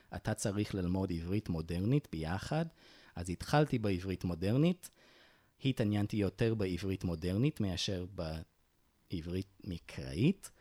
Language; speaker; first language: Hebrew; non-native, fluent; English